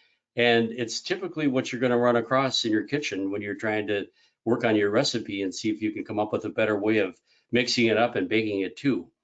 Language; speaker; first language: English; native; English